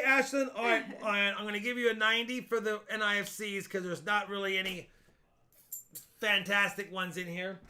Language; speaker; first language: English; native; English